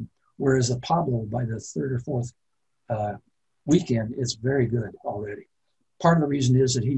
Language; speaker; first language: English; native; English